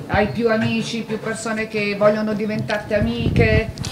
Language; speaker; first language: Italian; native; Italian